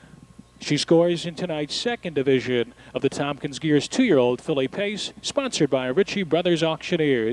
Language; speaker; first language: English; native; English